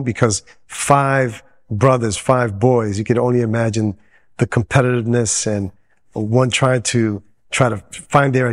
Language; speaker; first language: English; non-native, local second language; Spanish